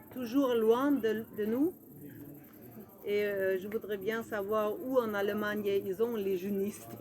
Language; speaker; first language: French; non-native, fluent; German